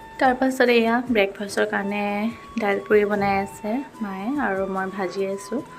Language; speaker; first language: Assamese; native; Assamese